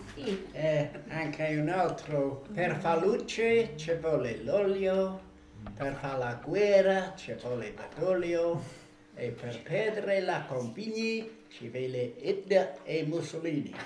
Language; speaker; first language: Italian; non-native, learner; English